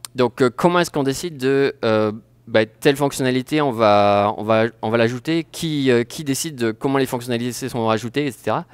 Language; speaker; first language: French; native; French